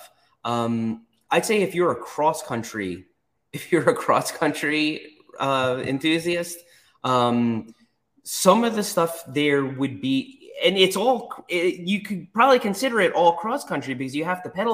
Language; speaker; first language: English; native; English